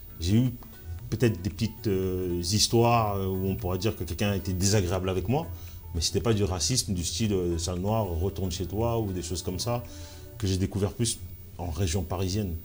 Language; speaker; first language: French; early bilingual, other home language; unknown